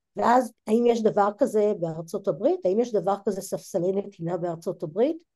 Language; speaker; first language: Hebrew; native; Hebrew